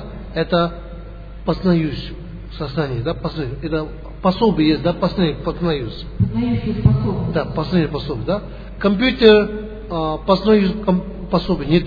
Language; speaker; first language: Russian; non-native, learner; Tibetan